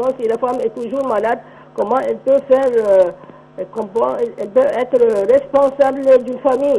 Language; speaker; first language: French; non-native, local second language; Arabic